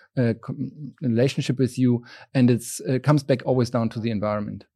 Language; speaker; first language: English; non-native, fluent; German